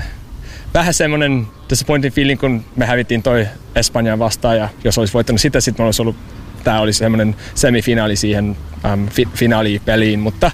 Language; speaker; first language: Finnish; non-native, fluent; English